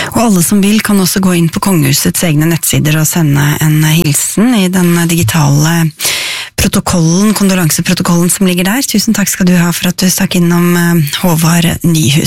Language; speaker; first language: Norwegian; native; Norwegian